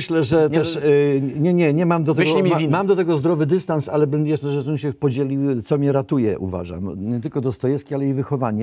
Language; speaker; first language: Polish; native; Polish